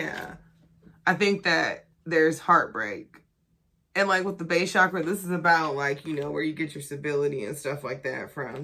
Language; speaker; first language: English; native; English